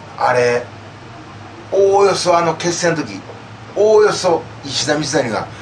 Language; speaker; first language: Japanese; native; Japanese